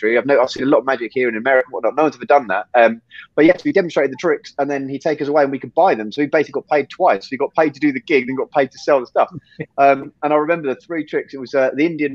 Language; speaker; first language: English; native; English